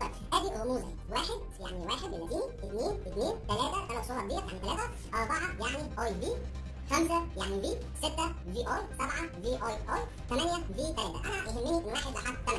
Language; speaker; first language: Arabic; native; Arabic